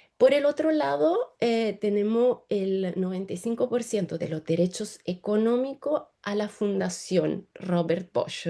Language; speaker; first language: Spanish; non-native, fluent; Italian